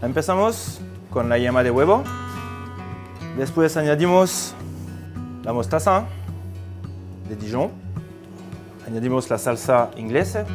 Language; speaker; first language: Spanish; non-native, fluent; French